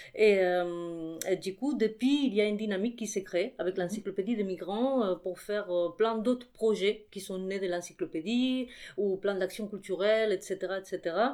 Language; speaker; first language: French; non-native, fluent; Spanish